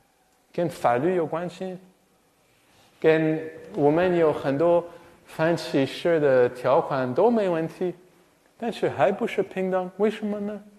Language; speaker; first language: Chinese; non-native, fluent; English